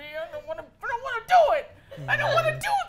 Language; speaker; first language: English; native; English